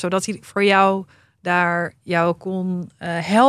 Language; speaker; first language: Dutch; native; Dutch